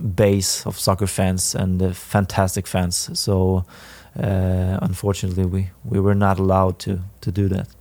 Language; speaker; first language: English; non-native, fluent; Swedish